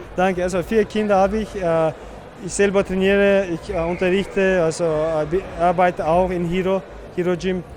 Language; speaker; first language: German; non-native, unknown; Czech